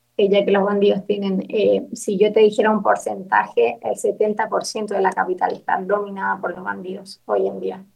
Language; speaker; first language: Spanish; native; Spanish